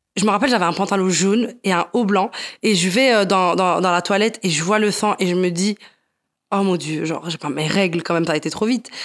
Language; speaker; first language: French; non-native, fluent; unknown